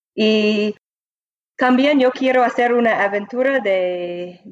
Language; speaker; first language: Spanish; non-native, learner; English